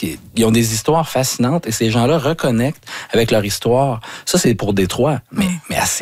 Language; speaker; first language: French; native; French